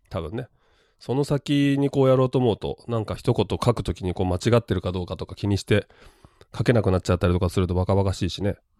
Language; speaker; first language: Japanese; native; Japanese